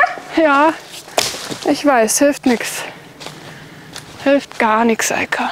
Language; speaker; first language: German; native; German